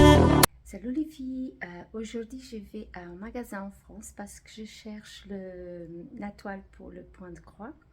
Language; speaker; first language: French; non-native, fluent; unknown